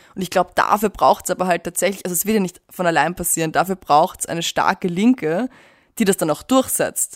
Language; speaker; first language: German; native; German